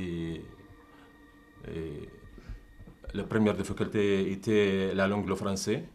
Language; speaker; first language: French; non-native, learner; Arabic